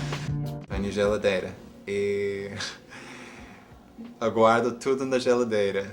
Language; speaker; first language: Portuguese; non-native, fluent; English